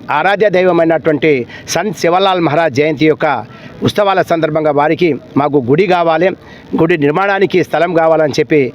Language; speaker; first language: Telugu; non-native, local second language; Lambadi